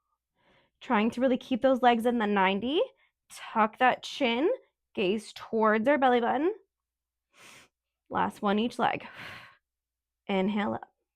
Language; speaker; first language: English; native; English